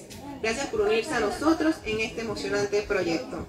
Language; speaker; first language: Spanish; native; Spanish